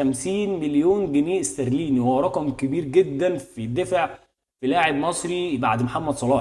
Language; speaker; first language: Arabic; native; Arabic